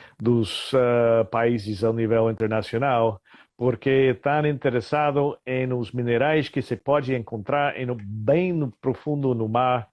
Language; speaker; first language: Portuguese; non-native, fluent; English